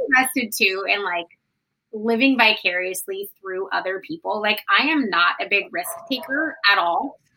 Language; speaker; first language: English; native; English